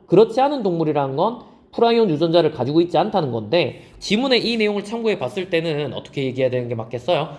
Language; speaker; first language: Korean; native; Korean